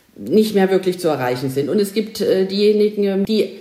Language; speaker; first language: German; native; German